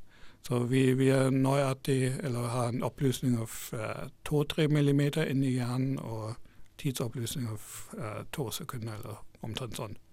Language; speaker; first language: Norwegian; non-native, fluent; German